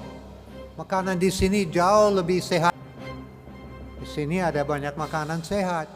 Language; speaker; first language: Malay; non-native, fluent; English